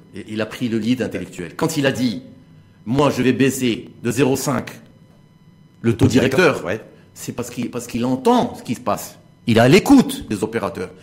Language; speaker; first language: French; non-native, local second language; Arabic